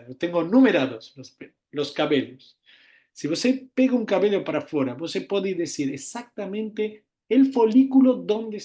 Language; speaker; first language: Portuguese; non-native, learner; Spanish